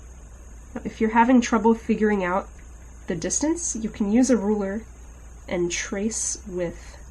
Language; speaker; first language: English; native; English